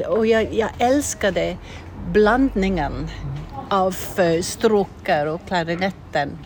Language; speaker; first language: Swedish; non-native, fluent; English